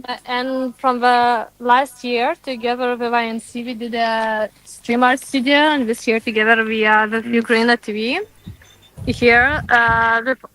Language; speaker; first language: English; non-native, fluent; Ukrainian